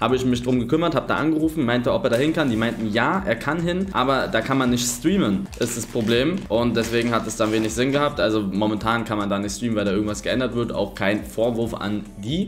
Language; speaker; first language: German; native; German